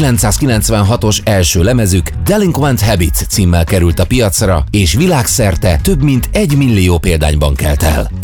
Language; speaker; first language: Hungarian; native; Hungarian